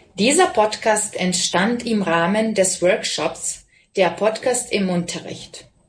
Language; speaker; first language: German; non-native, fluent; Serbian